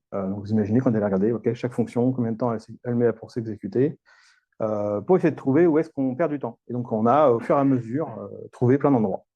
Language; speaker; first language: French; native; French